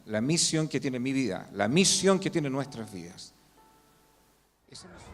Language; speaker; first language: Spanish; native; Spanish